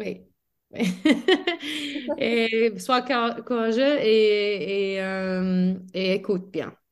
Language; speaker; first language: French; non-native, fluent; English